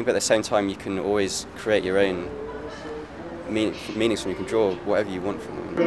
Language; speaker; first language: English; native; English